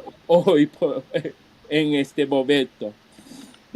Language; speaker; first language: Spanish; non-native, fluent; Japanese